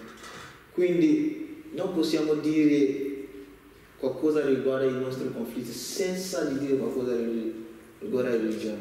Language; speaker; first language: Italian; non-native, learner; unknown